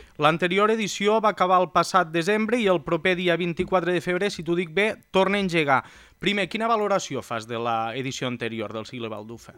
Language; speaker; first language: Catalan; native; Catalan